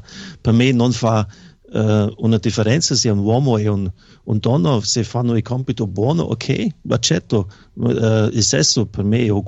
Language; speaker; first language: Italian; non-native, fluent; German